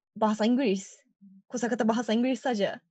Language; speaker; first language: Indonesian; non-native, learner; Japanese